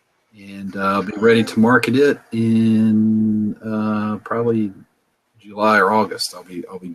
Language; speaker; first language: English; native; English